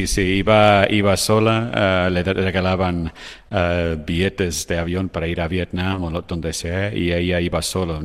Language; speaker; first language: Spanish; non-native, fluent; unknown